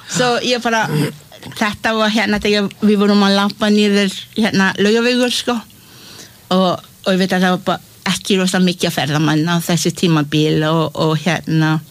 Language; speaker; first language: Icelandic; non-native, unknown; Malay